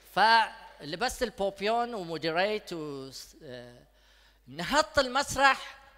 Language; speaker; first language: Arabic; non-native, local second language; Kurdish